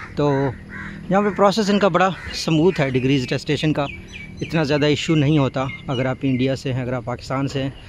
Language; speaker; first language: Urdu; non-native, local second language; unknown